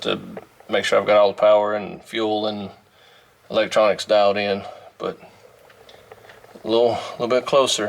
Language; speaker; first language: English; native; English